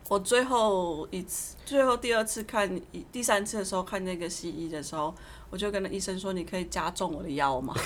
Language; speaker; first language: Chinese; early bilingual, heritage; Chinese